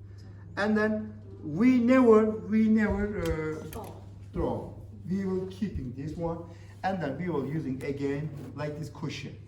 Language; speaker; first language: English; non-native, learner; Turkish